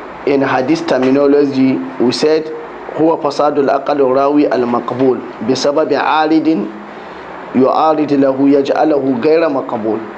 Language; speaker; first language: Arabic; non-native, fluent; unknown